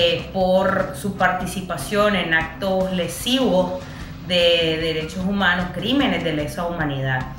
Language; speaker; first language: Spanish; native; Spanish